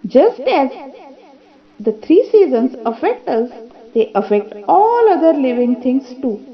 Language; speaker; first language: English; non-native, local second language; Marathi